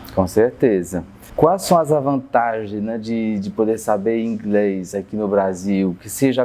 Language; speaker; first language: Portuguese; non-native, fluent; French